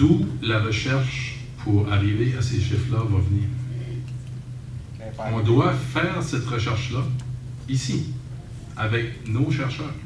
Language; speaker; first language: French; native; French